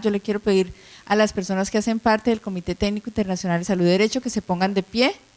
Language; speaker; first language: Spanish; native; Spanish